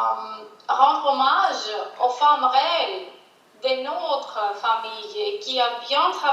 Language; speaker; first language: French; non-native, fluent; Greek